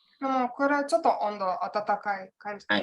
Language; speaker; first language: Japanese; non-native, learner; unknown